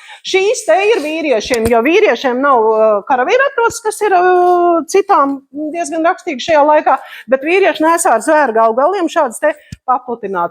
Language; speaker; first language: Latvian; native; Latvian